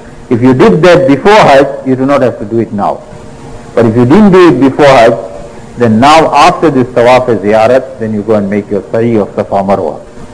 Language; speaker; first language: English; native; English